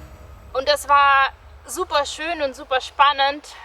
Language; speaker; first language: German; non-native, fluent; Russian